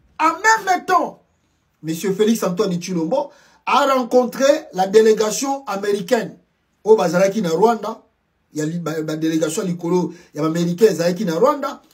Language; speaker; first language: French; non-native, local second language; Lingala